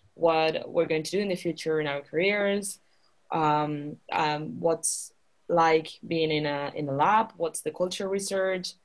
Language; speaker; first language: English; non-native, fluent; Spanish